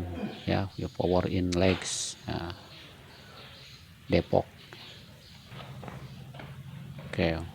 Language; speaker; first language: English; non-native, learner; Indonesian